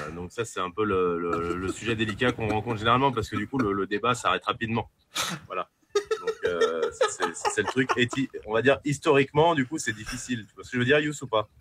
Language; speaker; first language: French; native; French